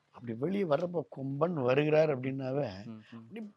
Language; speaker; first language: Tamil; native; Tamil